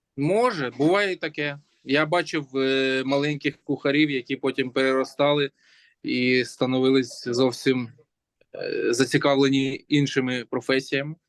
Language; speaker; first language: Ukrainian; native; Ukrainian